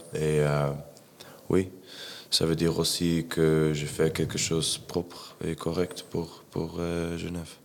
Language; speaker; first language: French; non-native, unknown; English